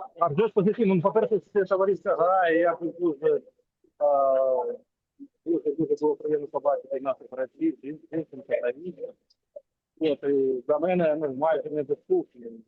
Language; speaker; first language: Ukrainian; non-native, local second language; Russian